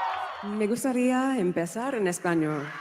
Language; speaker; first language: Spanish; non-native, learner; English